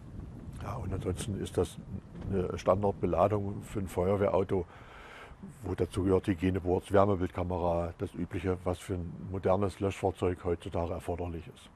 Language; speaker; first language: German; native; German